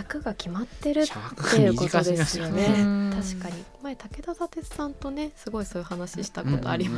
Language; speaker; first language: Japanese; native; Japanese